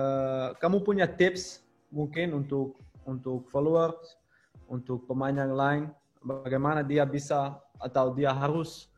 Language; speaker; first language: Indonesian; non-native, learner; Dutch